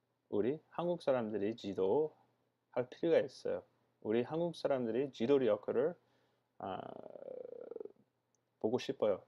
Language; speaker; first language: Korean; non-native, fluent; English